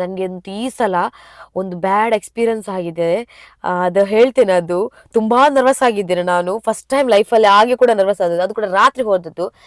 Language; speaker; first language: Kannada; non-native, local second language; Tulu